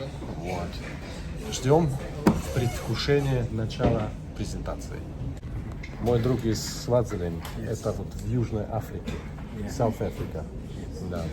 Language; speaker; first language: Russian; non-native, fluent; Tajik